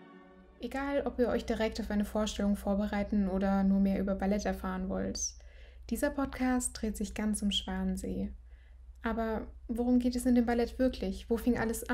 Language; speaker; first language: German; native; German